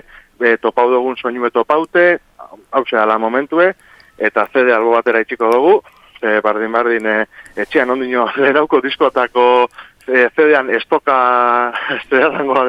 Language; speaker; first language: Basque; native; Basque